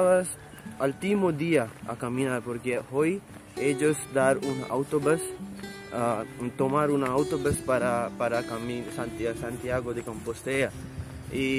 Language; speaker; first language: Spanish; non-native, learner; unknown